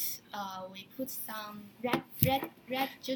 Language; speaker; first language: English; non-native, learner; Chinese